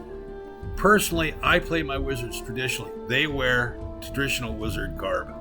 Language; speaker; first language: English; native; English